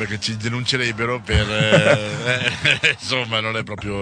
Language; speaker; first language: Italian; native; Italian